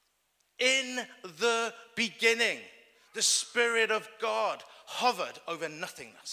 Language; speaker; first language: English; native; English